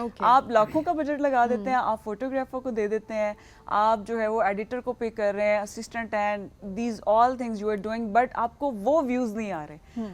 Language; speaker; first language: Urdu; non-native, local second language; Punjabi